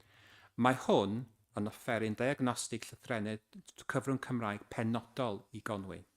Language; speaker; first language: Welsh; native; Welsh